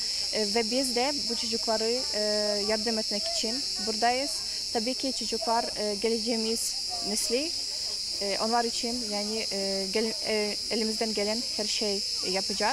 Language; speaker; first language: Turkish; non-native, fluent; Ukrainian